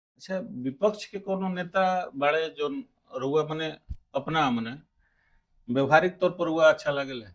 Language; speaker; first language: Bhojpuri; native; Bhojpuri